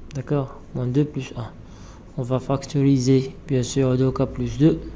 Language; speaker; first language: French; non-native, local second language; Arabic